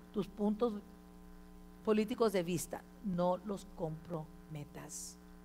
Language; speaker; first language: Spanish; early bilingual, heritage; Spanish